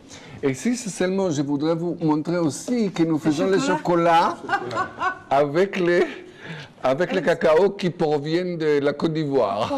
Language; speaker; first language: French; non-native, fluent; Hebrew